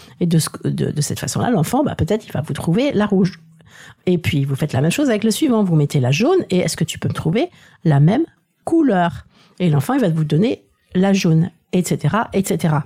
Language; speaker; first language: French; native; French